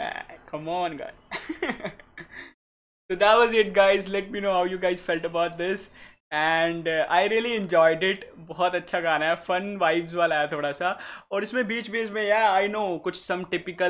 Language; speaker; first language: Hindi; native; Hindi